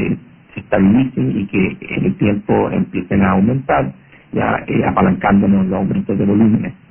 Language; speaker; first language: Spanish; native; Spanish